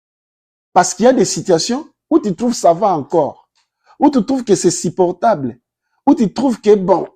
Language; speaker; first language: French; non-native, local second language; Lingala